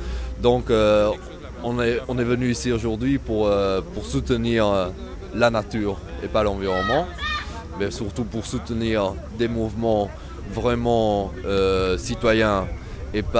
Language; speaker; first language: French; non-native, fluent; Italian